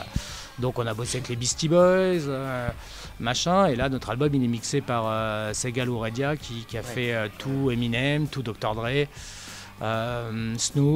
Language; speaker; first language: French; native; French